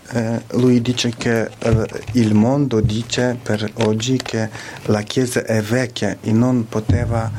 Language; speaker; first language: Italian; non-native, fluent; Ukrainian